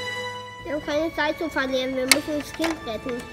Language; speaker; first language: German; native; German